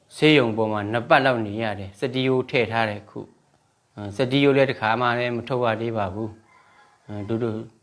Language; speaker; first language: Burmese; non-native, local second language; Shan